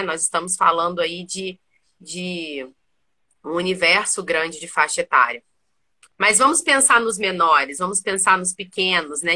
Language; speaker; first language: Portuguese; native; Portuguese